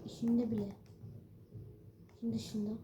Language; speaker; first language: Turkish; early bilingual, heritage; Turkish